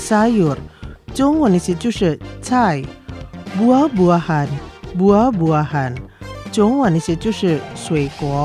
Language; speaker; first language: Chinese; non-native, fluent; Indonesian